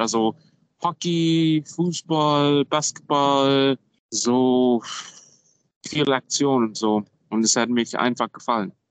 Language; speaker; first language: German; non-native, fluent; English